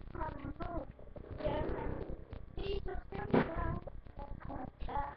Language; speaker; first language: Danish; native; Danish